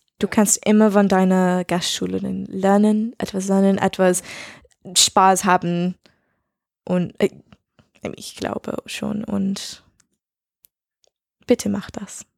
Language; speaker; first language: German; non-native, learner; English